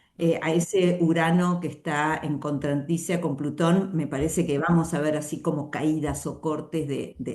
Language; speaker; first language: Spanish; native; Spanish